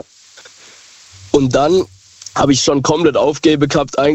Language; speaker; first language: German; native; German